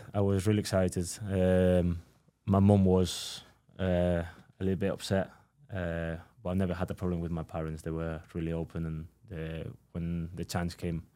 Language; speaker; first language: English; non-native, fluent; Spanish